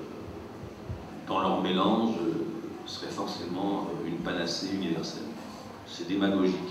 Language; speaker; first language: French; native; French